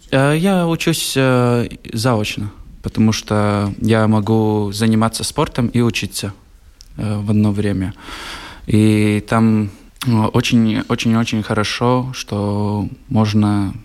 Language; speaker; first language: Russian; non-native, local second language; Latvian